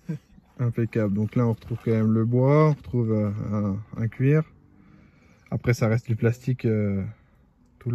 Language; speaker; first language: French; native; French